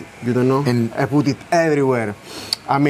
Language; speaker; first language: English; non-native, fluent; Italian